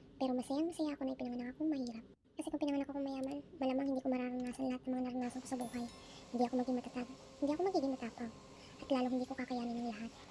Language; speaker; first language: Filipino; native; Filipino